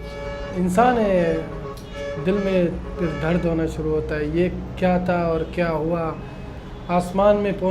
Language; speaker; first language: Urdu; non-native, local second language; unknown